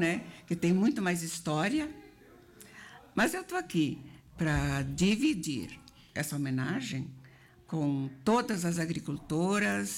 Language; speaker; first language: Portuguese; native; Portuguese